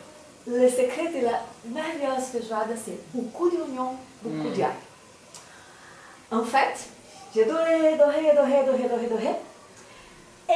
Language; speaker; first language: French; non-native, learner; Portuguese